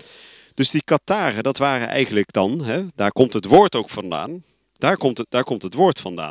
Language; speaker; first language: Dutch; native; Dutch